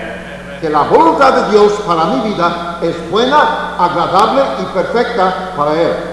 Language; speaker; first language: Spanish; non-native, fluent; English